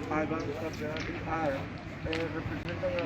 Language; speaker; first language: Spanish; non-native, local second language; Galician